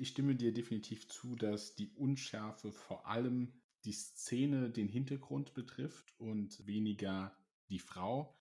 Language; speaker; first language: German; native; German